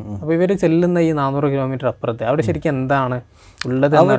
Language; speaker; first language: Malayalam; native; Malayalam